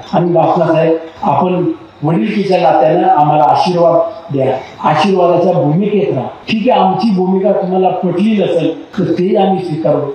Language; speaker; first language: Marathi; native; Marathi